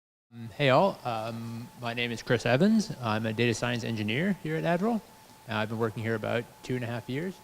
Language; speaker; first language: English; native; English